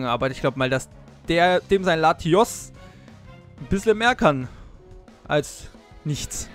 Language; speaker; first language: German; native; German